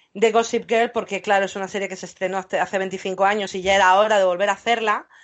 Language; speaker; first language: Spanish; non-native, fluent; English